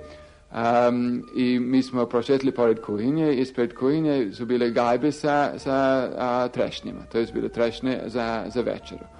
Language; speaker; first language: Serbian; non-native, fluent; English